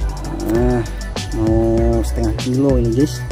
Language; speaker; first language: Indonesian; native; Indonesian